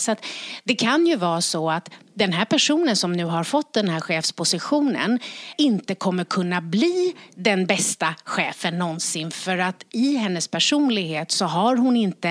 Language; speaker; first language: Swedish; native; Swedish